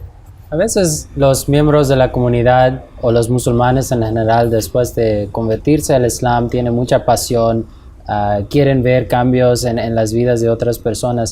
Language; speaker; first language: Spanish; non-native, fluent; English